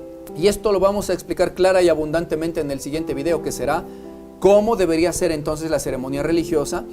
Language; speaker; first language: Spanish; native; Spanish